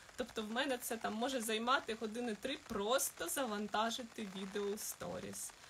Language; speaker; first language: Ukrainian; non-native, local second language; Russian